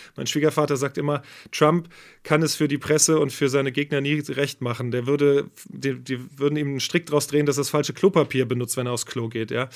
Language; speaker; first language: German; native; German